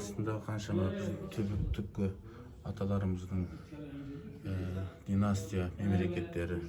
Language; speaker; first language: Turkish; non-native, learner; Kazakh